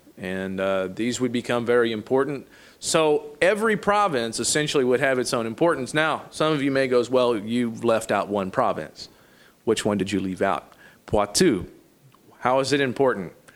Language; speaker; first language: English; native; English